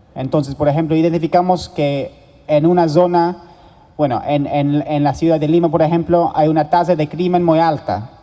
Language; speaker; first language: Spanish; non-native, fluent; English